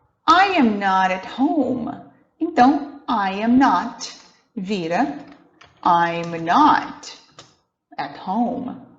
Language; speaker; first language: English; non-native, fluent; Portuguese